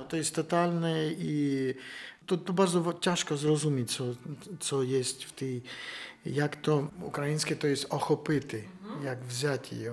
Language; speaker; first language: Polish; non-native, learner; Ukrainian